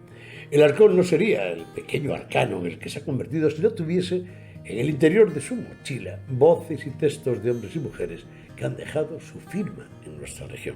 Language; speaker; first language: Spanish; native; Spanish